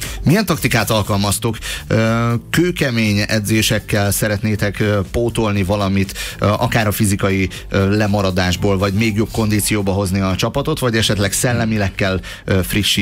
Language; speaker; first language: Hungarian; native; Hungarian